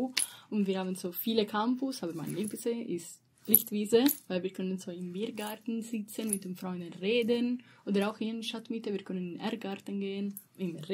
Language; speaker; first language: German; non-native, learner; Italian